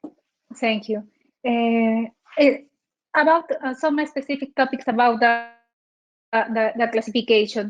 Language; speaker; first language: English; non-native, learner; Spanish